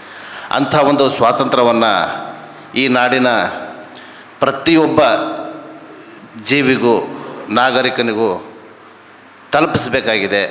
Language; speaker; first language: Kannada; native; Kannada